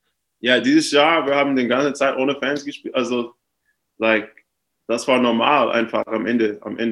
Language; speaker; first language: German; non-native, fluent; English